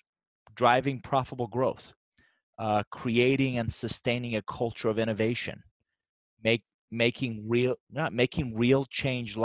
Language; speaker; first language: English; non-native, fluent; Persian